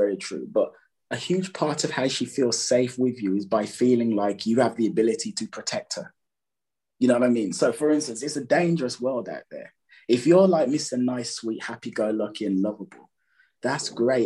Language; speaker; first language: English; native; English